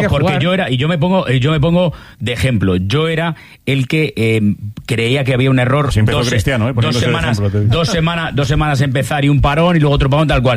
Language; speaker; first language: Spanish; native; Spanish